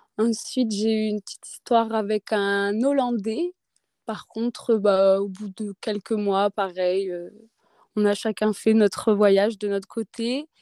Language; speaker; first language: French; native; French